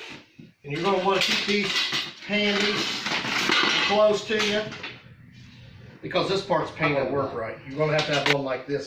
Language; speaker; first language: English; native; English